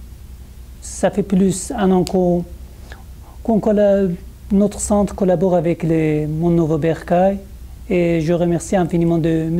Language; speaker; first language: French; non-native, fluent; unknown